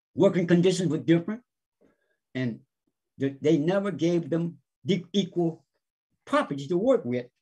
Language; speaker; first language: English; native; English